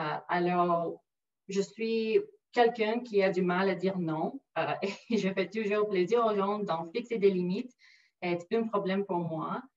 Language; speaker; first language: French; non-native, local second language; English